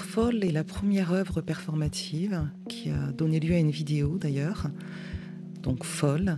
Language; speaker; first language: French; native; French